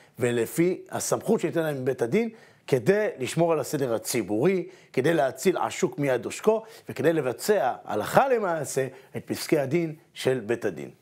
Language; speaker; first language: Hebrew; native; Hebrew